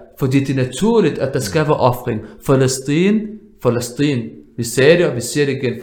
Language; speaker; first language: Danish; early bilingual, other home language; Arabic